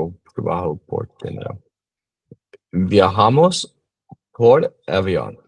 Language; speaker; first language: Spanish; non-native, learner; English